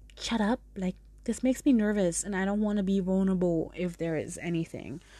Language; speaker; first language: English; non-native, fluent; German